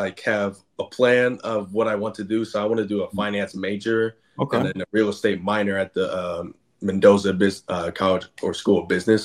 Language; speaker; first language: English; native; English